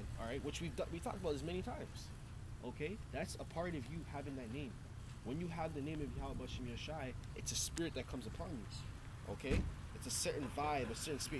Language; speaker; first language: English; native; English